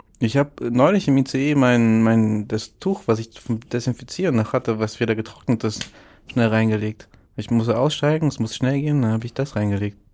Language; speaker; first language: German; early bilingual, other home language; Russian